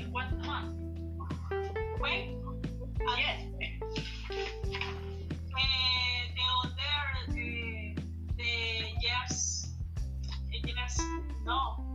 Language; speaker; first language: English; non-native, learner; Spanish